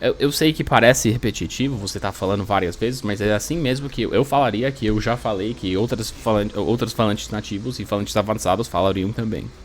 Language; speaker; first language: Portuguese; non-native, fluent; English